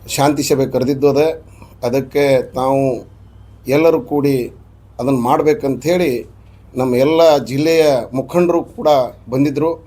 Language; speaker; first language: Kannada; non-native, local second language; Urdu